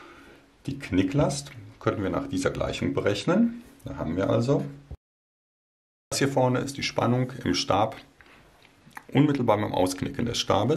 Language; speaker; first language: German; native; German